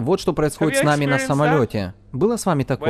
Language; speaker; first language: Russian; native; Russian